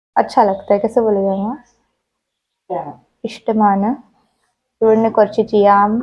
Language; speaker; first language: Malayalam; non-native, local second language; Hindi